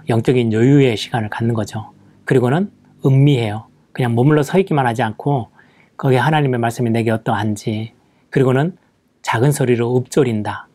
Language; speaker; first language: Korean; native; Korean